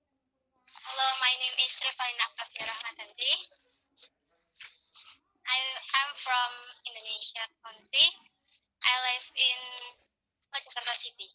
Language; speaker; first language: English; non-native, learner; Indonesian